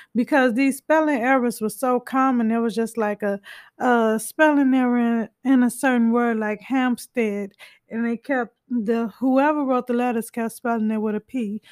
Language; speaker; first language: English; native; English